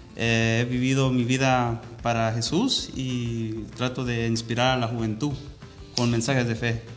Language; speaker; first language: Spanish; early bilingual, heritage; Spanish